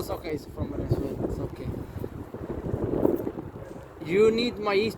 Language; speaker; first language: English; non-native, learner; Spanish